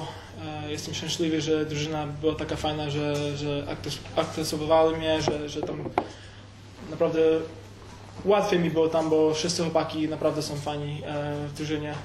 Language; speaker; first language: Polish; early bilingual, heritage; Polish